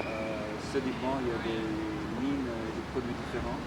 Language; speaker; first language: French; native; French